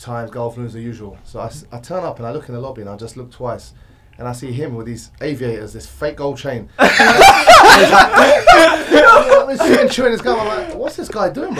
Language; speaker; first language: English; native; English